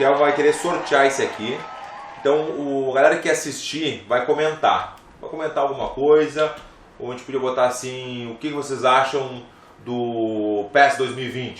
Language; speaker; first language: Portuguese; native; Portuguese